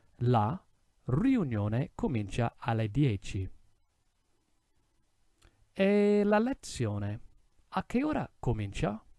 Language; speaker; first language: Italian; non-native, fluent; English